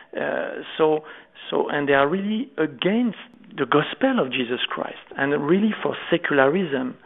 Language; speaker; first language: English; non-native, fluent; French